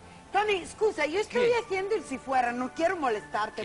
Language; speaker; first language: Spanish; native; Spanish